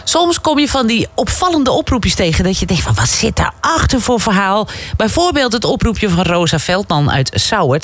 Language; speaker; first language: Dutch; native; Dutch